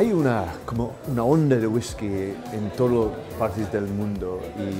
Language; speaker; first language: Spanish; non-native, learner; English